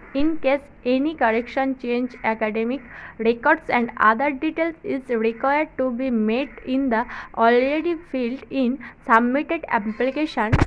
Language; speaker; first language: English; non-native, local second language; Bangla